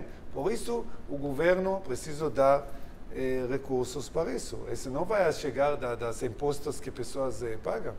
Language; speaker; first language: Portuguese; non-native, learner; Hebrew